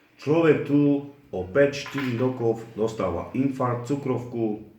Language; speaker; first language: Slovak; non-native, local second language; Romany